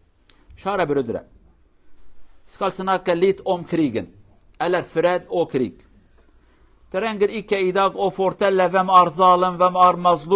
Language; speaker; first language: Norwegian; non-native, fluent; Kurdish